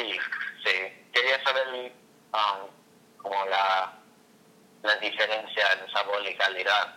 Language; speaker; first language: Spanish; non-native, learner; English